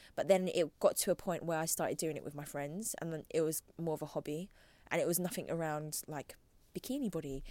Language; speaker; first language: English; native; English